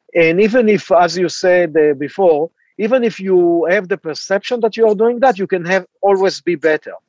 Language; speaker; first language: English; non-native, fluent; Hebrew